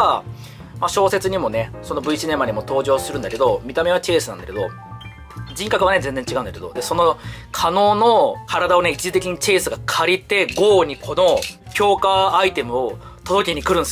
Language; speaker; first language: Japanese; native; Japanese